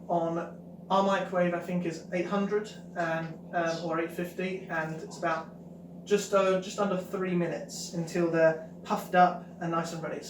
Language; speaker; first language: English; native; English